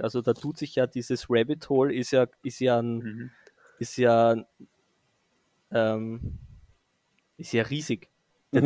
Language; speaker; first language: German; native; German